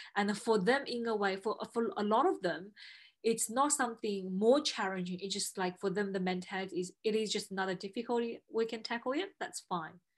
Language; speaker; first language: English; non-native, fluent; Chinese